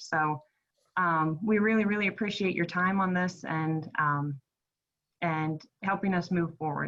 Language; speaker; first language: English; native; English